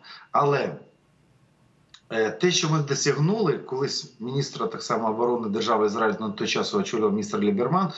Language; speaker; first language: Ukrainian; native; Ukrainian